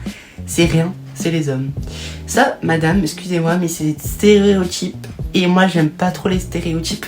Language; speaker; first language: French; native; French